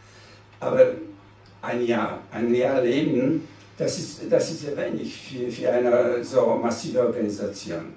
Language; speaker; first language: German; non-native, fluent; Polish